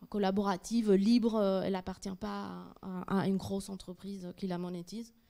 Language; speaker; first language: French; native; French